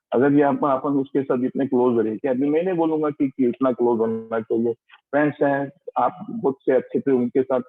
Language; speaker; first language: Hindi; non-native, local second language; Marathi